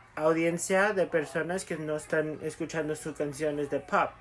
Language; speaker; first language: Spanish; early bilingual, heritage; Spanish